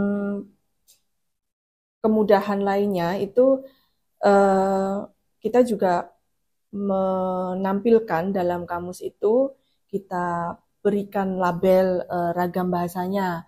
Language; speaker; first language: Indonesian; non-native, local second language; Javanese